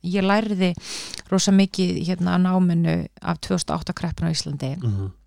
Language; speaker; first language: Icelandic; native; Icelandic